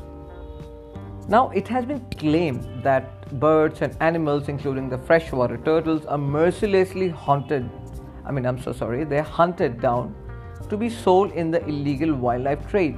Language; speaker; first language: English; non-native, local second language; Assamese